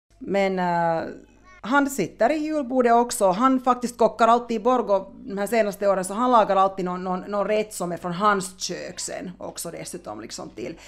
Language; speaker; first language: Swedish; native; Swedish